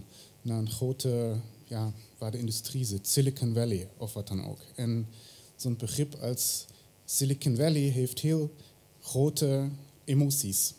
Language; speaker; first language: Dutch; non-native, fluent; German